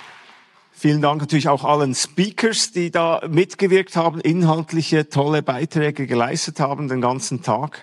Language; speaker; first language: German; native; German